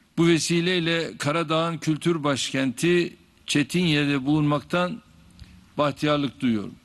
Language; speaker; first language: Turkish; native; Turkish